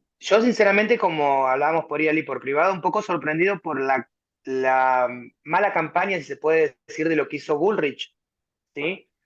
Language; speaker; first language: Spanish; native; Spanish